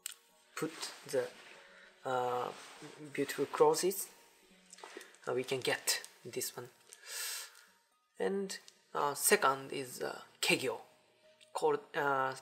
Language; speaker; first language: English; non-native, learner; Japanese